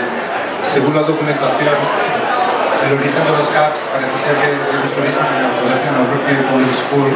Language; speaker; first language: Spanish; native; Spanish